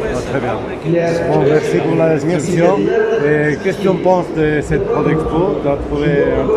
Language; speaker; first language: French; non-native, fluent; Spanish